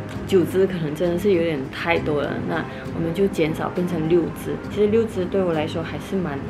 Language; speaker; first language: Chinese; native; Chinese